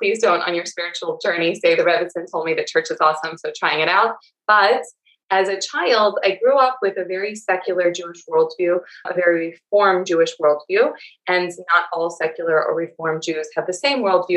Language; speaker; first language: English; native; English